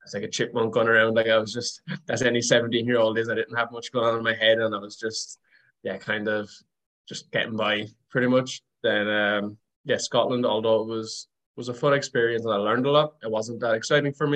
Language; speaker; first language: English; native; English